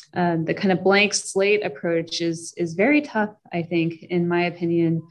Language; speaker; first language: English; native; English